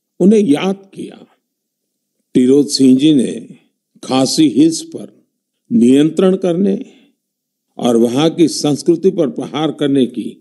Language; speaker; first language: Hindi; non-native, local second language; Gujarati